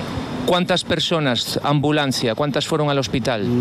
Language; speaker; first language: Spanish; native; Spanish